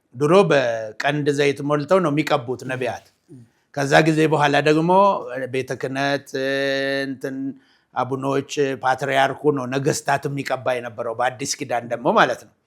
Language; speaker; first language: Amharic; non-native, local second language; Oromo